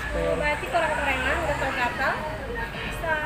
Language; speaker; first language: Indonesian; non-native, local second language; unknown